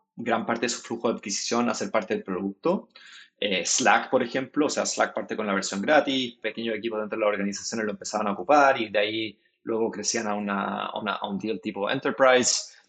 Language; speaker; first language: Spanish; native; Spanish